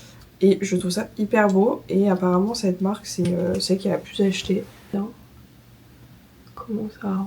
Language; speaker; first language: French; native; French